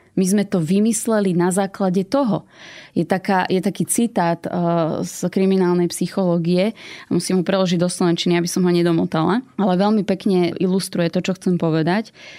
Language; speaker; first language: Slovak; native; Slovak